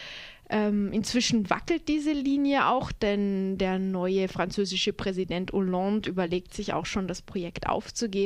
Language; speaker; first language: German; native; German